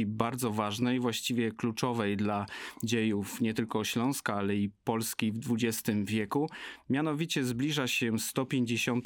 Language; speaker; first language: Polish; native; Polish